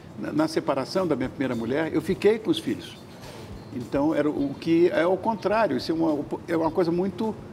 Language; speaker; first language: Portuguese; native; Portuguese